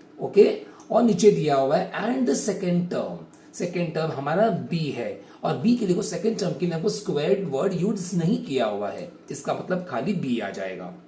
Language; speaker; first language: Hindi; native; Hindi